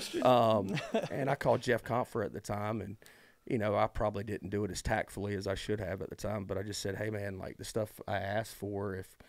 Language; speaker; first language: English; native; English